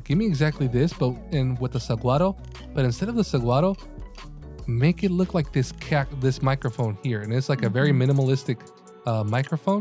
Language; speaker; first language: English; early bilingual, other home language; Spanish